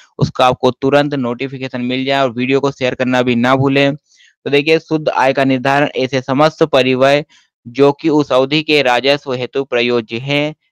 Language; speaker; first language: Hindi; native; Hindi